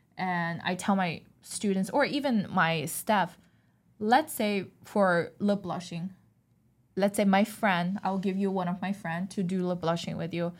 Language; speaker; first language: English; non-native, fluent; Chinese